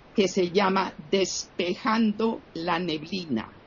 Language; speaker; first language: Spanish; native; Spanish